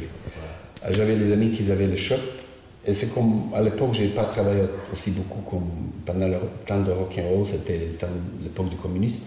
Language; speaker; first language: French; non-native, fluent; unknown